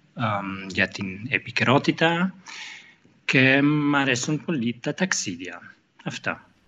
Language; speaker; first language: Greek; non-native, fluent; German